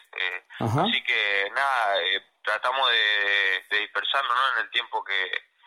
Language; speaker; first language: Spanish; native; Spanish